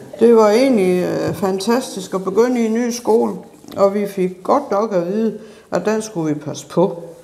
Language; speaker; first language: Danish; native; Danish